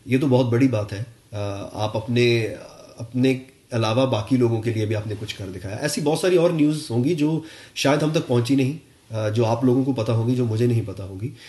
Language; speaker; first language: Hindi; non-native, local second language; Punjabi